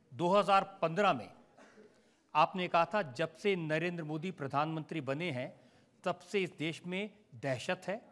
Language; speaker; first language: Hindi; native; Hindi